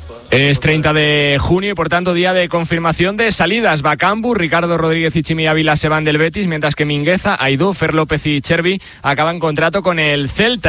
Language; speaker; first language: Spanish; native; Spanish